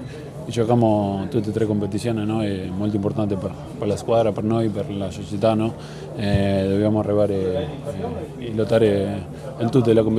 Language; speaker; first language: Italian; non-native, fluent; Spanish